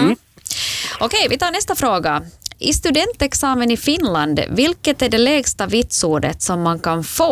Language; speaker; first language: Swedish; native; Swedish